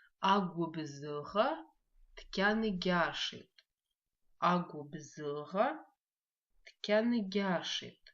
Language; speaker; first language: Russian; non-native, local second language; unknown